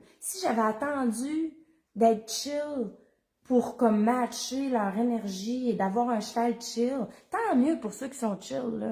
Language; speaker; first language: French; native; French